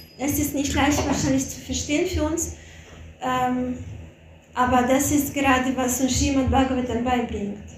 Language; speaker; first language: German; non-native, fluent; Russian